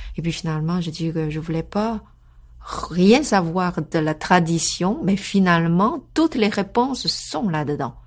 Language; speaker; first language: French; non-native, fluent; Chinese